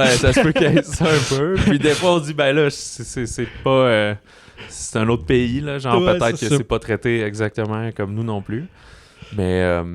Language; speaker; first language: French; native; French